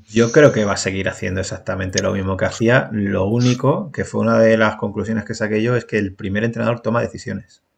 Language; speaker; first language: Spanish; native; Spanish